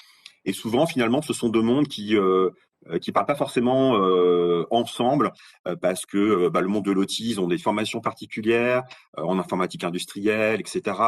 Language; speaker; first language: French; native; French